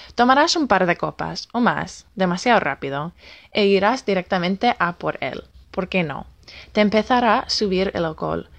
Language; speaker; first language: Spanish; non-native, fluent; English